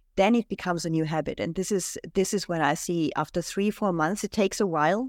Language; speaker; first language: English; non-native, fluent; German